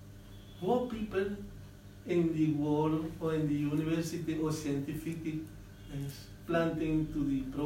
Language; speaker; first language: English; non-native, learner; Spanish